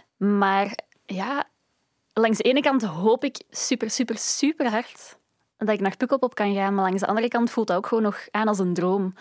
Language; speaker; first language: Dutch; native; Dutch